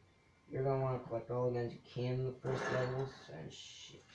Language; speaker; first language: English; native; English